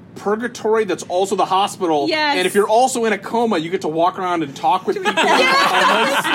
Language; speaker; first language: English; native; English